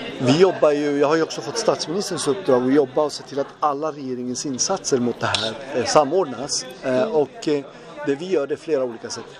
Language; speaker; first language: Swedish; early bilingual, other home language; Turoyo